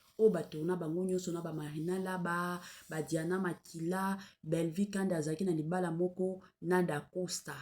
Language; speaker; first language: Lingala; non-native, local second language; Swahili